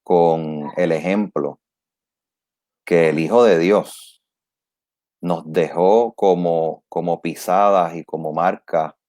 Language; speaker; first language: Spanish; native; Spanish